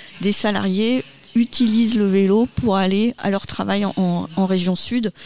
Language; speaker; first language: French; native; French